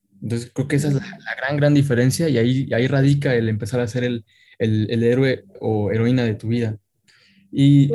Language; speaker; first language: Spanish; native; Spanish